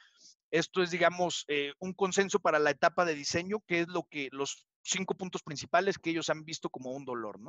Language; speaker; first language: Spanish; native; Spanish